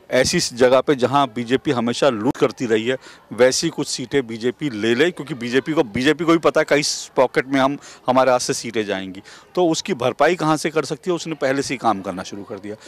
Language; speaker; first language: Hindi; native; Hindi